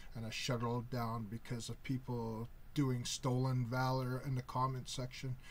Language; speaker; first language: English; native; English